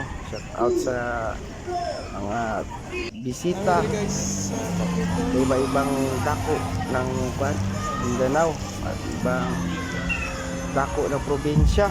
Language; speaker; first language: Filipino; non-native, local second language; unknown